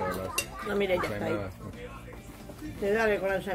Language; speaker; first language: Spanish; native; Spanish